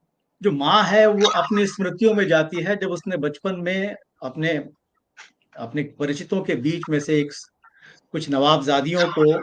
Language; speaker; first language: Hindi; native; Hindi